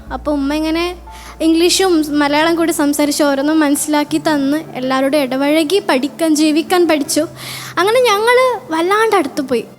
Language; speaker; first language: Malayalam; non-native, local second language; Bangla